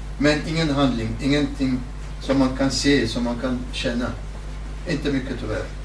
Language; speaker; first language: Swedish; non-native, fluent; Kurdish